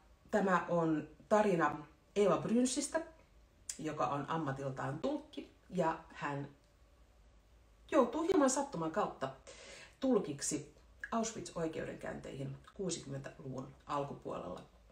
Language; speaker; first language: Finnish; native; Finnish